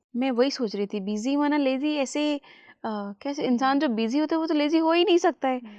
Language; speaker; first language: Hindi; native; Hindi